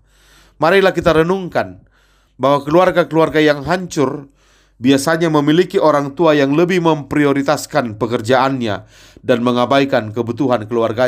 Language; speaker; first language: Indonesian; native; Indonesian